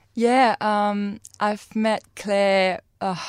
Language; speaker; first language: English; non-native, fluent; German